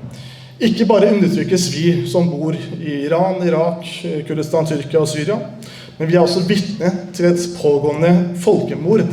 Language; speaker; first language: Norwegian; early bilingual, other home language; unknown